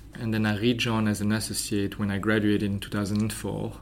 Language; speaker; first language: English; non-native, fluent; French